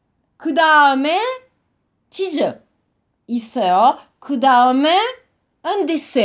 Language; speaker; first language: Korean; non-native, learner; French